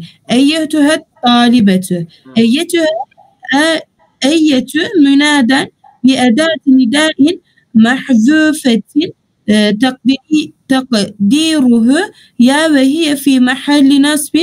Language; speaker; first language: Arabic; non-native, fluent; Turkish